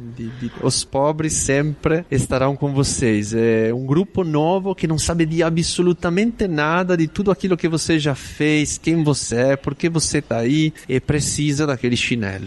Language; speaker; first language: Portuguese; non-native, fluent; Italian